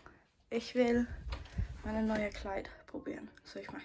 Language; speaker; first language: German; non-native, learner; Swedish